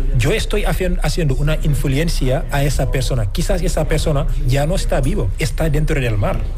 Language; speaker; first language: Spanish; non-native, fluent; Wolof